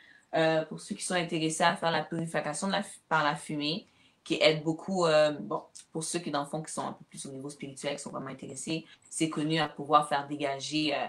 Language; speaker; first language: French; native; French